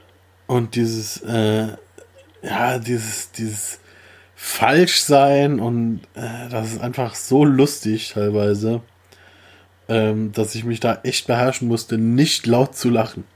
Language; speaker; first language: German; native; German